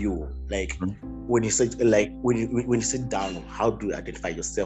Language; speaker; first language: English; non-native, local second language; Nyanja